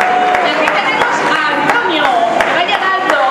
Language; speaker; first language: Spanish; native; Spanish